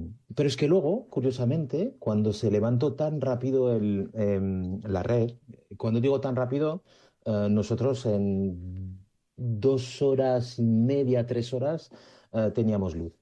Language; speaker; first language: Spanish; native; Spanish